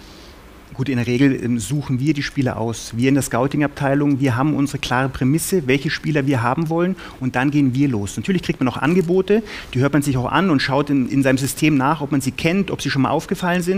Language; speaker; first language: German; native; German